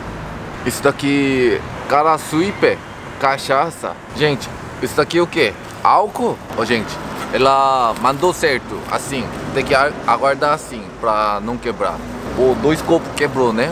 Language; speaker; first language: Portuguese; non-native, learner; Korean